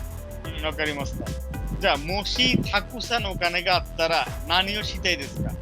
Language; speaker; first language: Japanese; non-native, fluent; Bangla